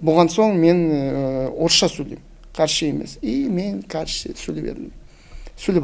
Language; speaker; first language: Kazakh; non-native, local second language; Russian